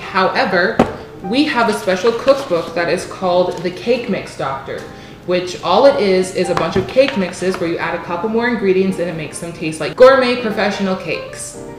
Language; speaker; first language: English; native; English